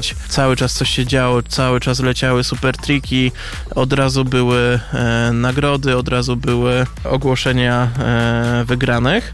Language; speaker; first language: Polish; native; Polish